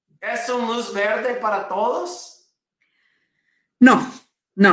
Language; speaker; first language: Spanish; non-native, fluent; English